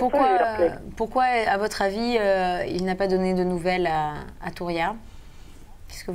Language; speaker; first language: French; native; French